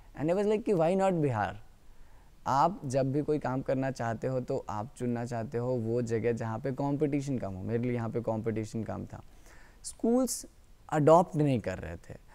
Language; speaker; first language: Hindi; native; Hindi